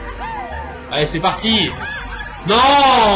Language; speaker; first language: French; native; French